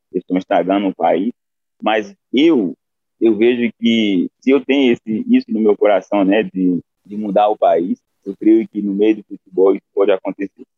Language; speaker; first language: Portuguese; non-native, fluent; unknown